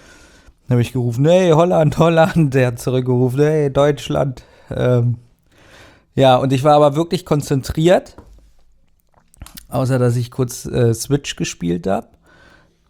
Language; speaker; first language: German; native; German